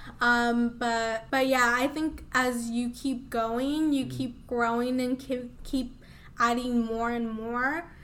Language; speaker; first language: English; early bilingual, other home language; Spanish